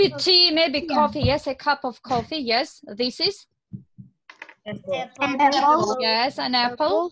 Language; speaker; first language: English; non-native, fluent; Russian